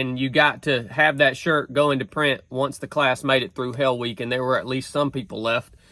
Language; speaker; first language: English; native; English